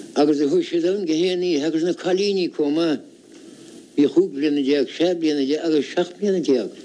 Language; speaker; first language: Irish; native; Irish